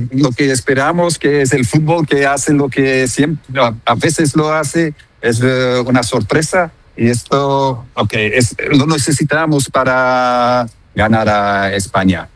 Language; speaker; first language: Spanish; non-native, fluent; Dutch